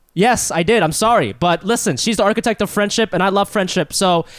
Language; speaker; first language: English; early bilingual, other home language; Japanese